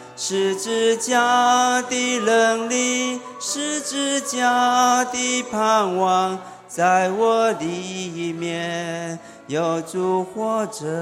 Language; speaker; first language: Chinese; native; Chinese